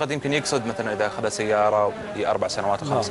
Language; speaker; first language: Arabic; native; Arabic